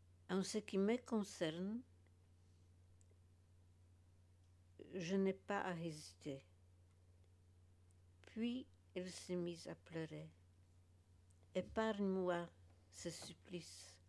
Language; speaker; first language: French; non-native, fluent; Polish